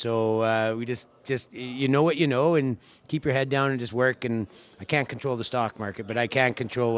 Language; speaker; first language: English; native; English